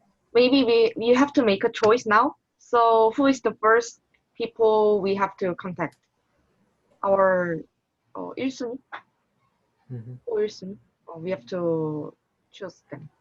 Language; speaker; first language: English; non-native, learner; Korean